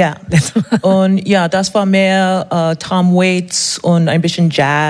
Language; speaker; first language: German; non-native, learner; English